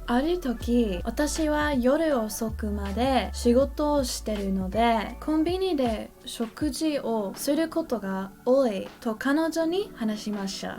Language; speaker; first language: Japanese; non-native, fluent; English